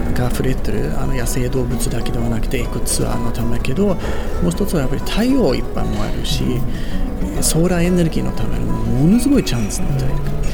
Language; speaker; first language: Japanese; non-native, fluent; Swedish